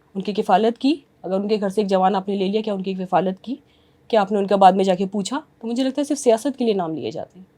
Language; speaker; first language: Urdu; native; Urdu